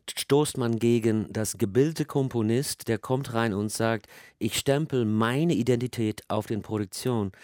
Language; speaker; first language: German; non-native, fluent; English